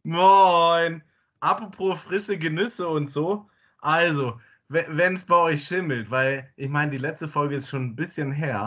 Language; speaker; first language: German; native; German